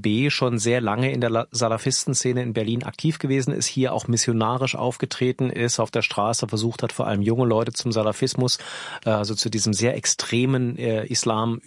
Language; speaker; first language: German; native; German